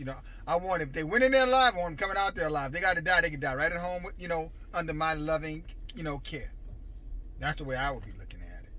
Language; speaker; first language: English; native; English